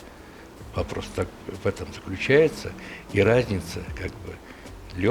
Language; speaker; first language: Russian; non-native, fluent; Armenian